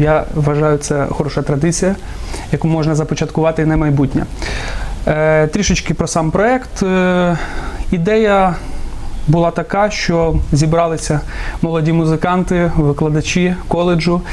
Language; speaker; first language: Ukrainian; non-native, local second language; Russian